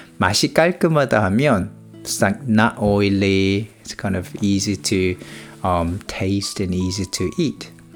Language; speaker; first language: English; non-native, fluent; Korean